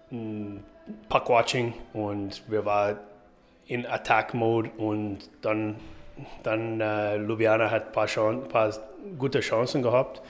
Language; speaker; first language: German; non-native, fluent; English